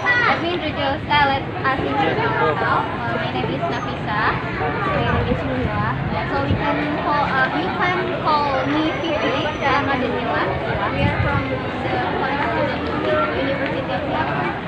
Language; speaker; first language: English; non-native, learner; Indonesian